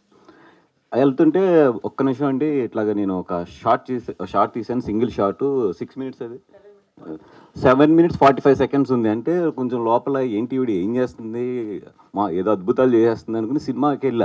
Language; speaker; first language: Telugu; native; Telugu